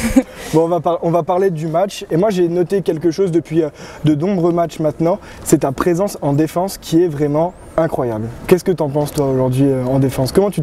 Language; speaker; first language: French; native; French